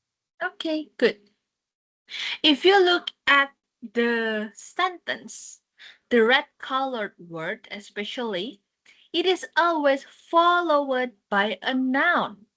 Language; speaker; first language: English; non-native, fluent; Indonesian